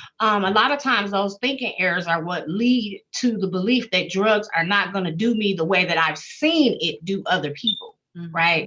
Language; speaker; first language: English; native; English